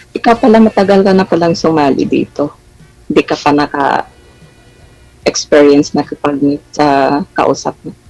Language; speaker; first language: Filipino; non-native, local second language; Hiligaynon